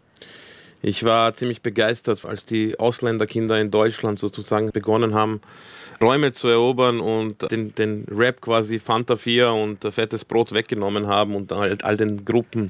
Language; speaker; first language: German; early bilingual, other home language; Croatian